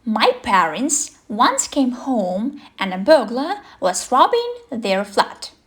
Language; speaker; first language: English; non-native, fluent; Ukrainian